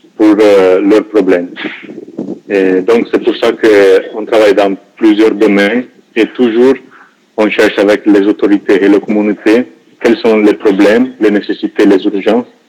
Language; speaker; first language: French; non-native, learner; Italian